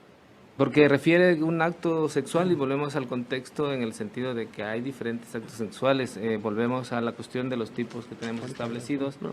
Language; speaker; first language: Spanish; native; Spanish